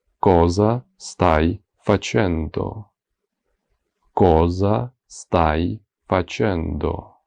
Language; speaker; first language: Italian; non-native, fluent; Ukrainian